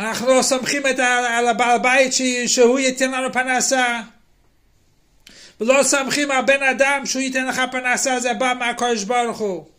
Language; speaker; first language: Hebrew; non-native, fluent; English